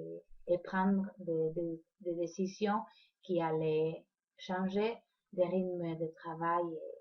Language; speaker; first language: French; non-native, fluent; Spanish